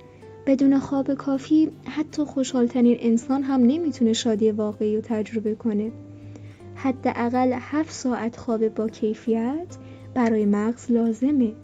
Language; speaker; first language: Persian; native; Persian